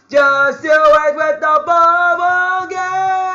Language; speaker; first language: English; non-native, local second language; Filipino